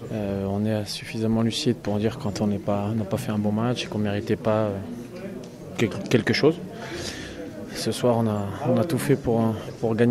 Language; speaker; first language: French; native; French